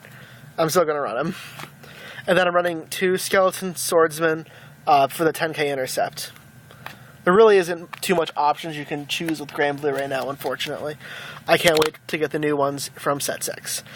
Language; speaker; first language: English; native; English